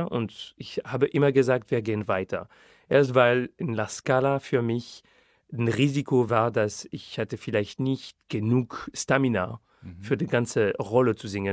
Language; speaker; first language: German; non-native, fluent; French